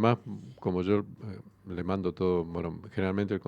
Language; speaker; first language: Spanish; native; Spanish